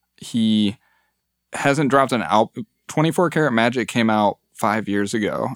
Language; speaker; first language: English; early bilingual, other home language; Spanish